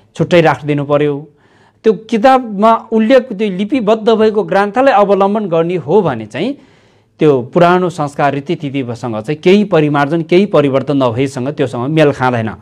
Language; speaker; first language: Nepali; non-native, local second language; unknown